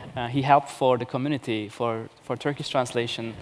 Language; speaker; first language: English; non-native, fluent; Turkish